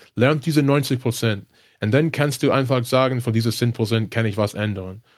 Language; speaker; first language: German; non-native, learner; English